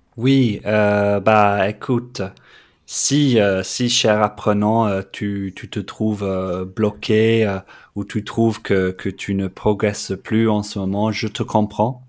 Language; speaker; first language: French; non-native, fluent; English